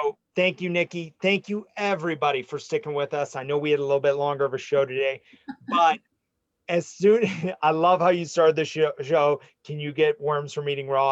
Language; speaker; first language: English; native; English